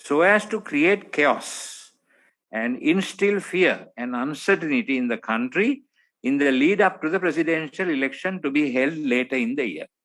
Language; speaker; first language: English; non-native, local second language; Sinhala